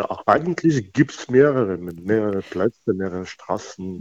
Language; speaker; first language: German; non-native, fluent; Russian